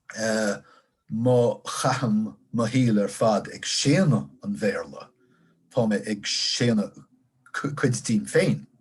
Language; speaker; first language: Irish; non-native, local second language; English